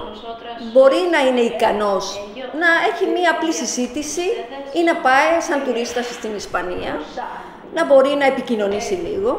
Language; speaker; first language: Greek; non-native, fluent; Spanish